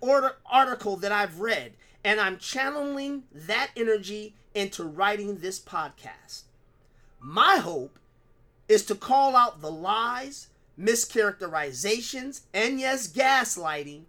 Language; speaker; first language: English; native; English